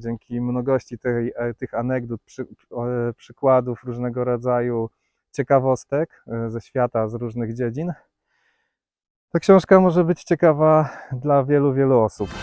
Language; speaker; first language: Polish; native; Polish